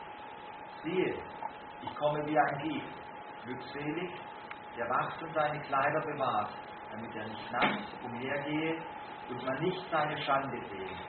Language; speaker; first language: German; native; German